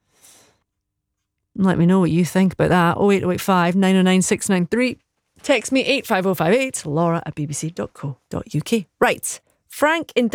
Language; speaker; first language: English; native; English